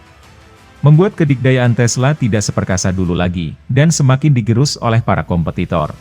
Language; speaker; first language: Indonesian; native; Indonesian